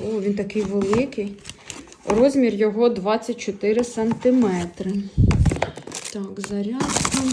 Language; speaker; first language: Ukrainian; native; Ukrainian